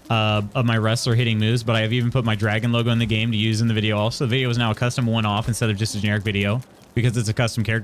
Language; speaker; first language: English; native; English